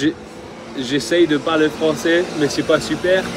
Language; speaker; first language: French; early bilingual, other home language; English